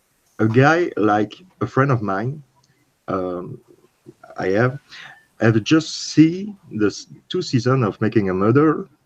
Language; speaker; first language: English; non-native, learner; French